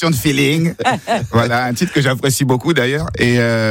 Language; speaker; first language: French; native; French